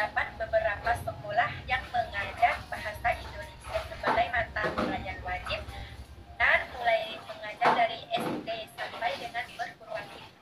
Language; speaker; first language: Indonesian; non-native, fluent; Thai